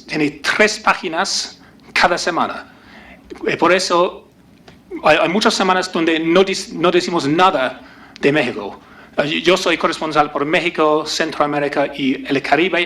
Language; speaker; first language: Spanish; non-native, learner; English